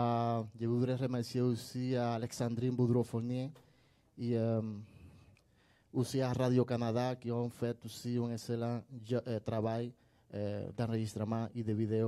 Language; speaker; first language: French; non-native, learner; Spanish